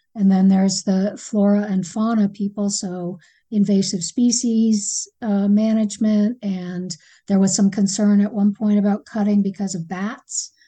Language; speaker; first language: English; native; English